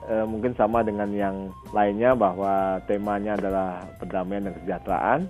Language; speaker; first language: Indonesian; native; Indonesian